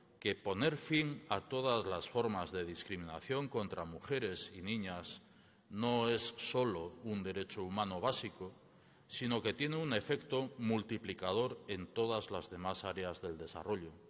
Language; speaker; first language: Spanish; native; Spanish